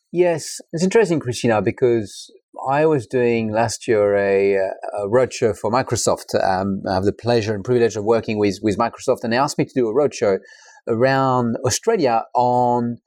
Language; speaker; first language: English; non-native, fluent; French